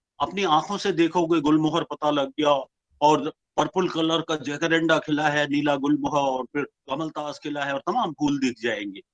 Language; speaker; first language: Hindi; non-native, local second language; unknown